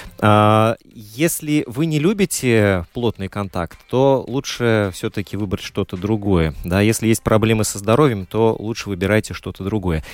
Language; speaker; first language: Russian; native; Russian